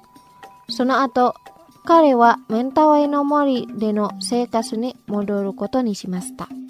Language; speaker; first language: Japanese; non-native, fluent; Indonesian